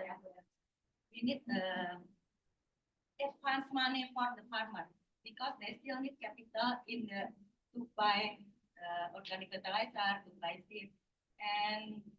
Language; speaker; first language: English; non-native, learner; Indonesian